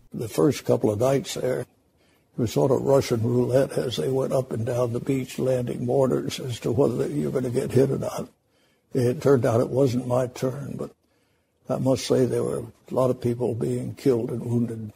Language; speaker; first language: English; native; English